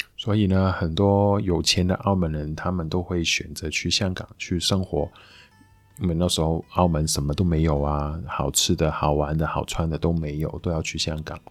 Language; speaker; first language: Chinese; non-native, local second language; Cantonese